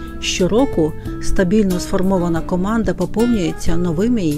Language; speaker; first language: Ukrainian; native; Ukrainian